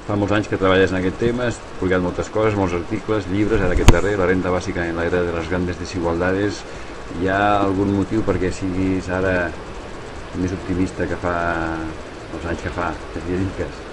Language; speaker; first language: Catalan; native; Catalan